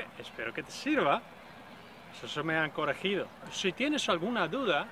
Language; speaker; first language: Spanish; non-native, fluent; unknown